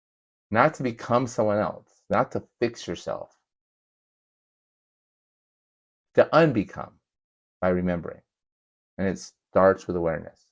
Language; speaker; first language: English; native; English